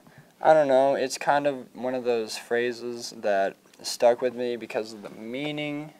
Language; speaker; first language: English; native; English